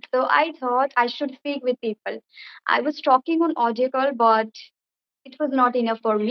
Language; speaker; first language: English; non-native, fluent; Bangla